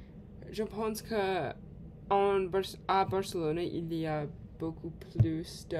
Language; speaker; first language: French; non-native, learner; English